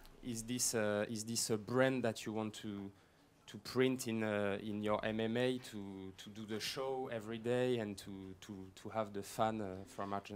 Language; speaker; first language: English; non-native, fluent; French